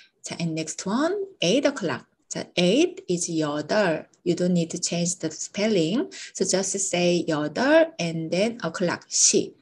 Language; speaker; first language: English; non-native, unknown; Korean